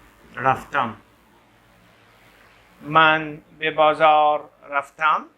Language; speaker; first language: Persian; non-native, fluent; Urdu